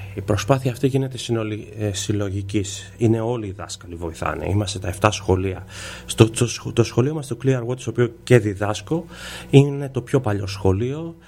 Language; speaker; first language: Greek; early bilingual, heritage; Greek